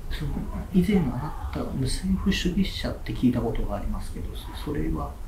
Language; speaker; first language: Japanese; native; Japanese